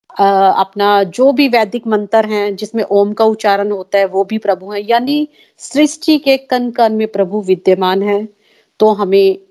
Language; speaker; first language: Hindi; native; Hindi